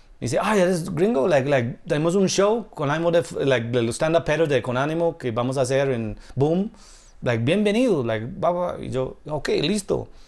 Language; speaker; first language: Spanish; non-native, fluent; English